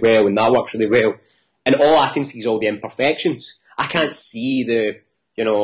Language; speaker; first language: English; native; English